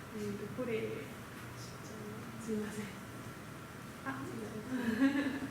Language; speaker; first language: Japanese; non-native, learner; French